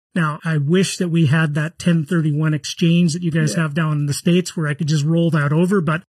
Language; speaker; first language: English; native; English